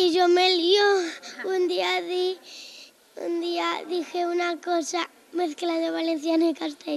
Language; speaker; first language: Spanish; non-native, local second language; Catalan